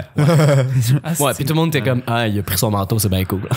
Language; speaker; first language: French; native; French